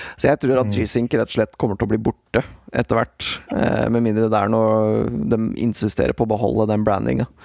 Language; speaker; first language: Norwegian; native; Norwegian